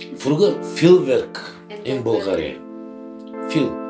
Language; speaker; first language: Dutch; non-native, learner; Bulgarian